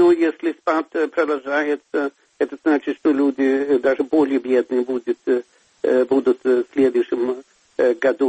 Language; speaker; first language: Russian; non-native, fluent; Swedish